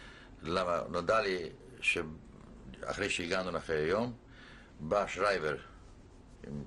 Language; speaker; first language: Hebrew; non-native, fluent; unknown